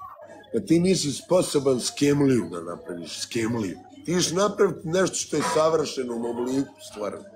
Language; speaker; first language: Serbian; early bilingual, heritage; Bosnian